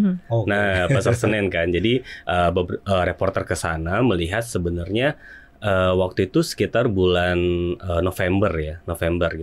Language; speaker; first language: Indonesian; native; Indonesian